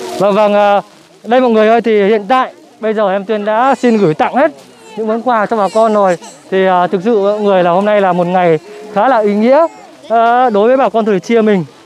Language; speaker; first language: Vietnamese; native; Vietnamese